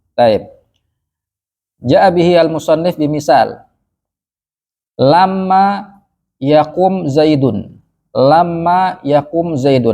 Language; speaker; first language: Arabic; non-native, fluent; Indonesian